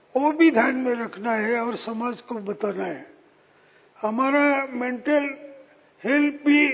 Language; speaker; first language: Hindi; non-native, local second language; Marathi